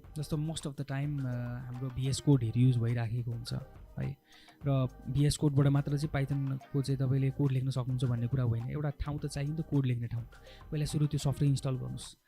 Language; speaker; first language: Nepali; native; Nepali